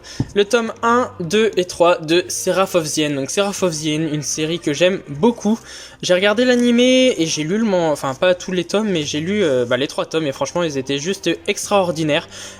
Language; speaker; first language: French; native; French